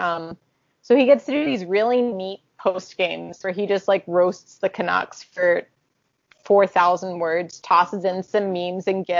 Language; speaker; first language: English; native; English